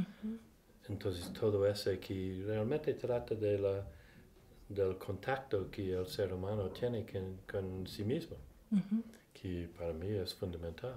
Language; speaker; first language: Spanish; non-native, fluent; English